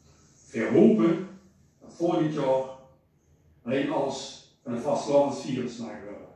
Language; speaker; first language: Dutch; native; Dutch